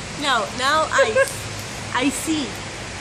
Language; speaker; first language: Portuguese; non-native, fluent; English